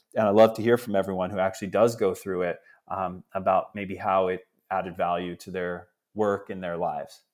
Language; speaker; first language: English; early bilingual, other home language; Italian